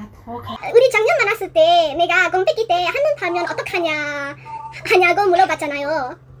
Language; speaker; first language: Korean; non-native, learner; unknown